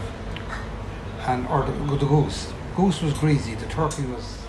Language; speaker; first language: English; native; English